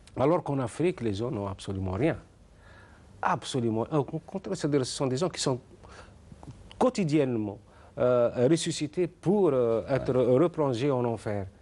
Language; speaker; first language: French; non-native, local second language; Arabic